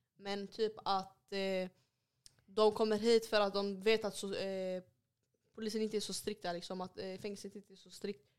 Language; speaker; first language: Swedish; early bilingual, other home language; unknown